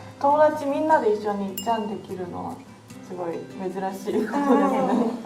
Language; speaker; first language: Japanese; non-native, fluent; Korean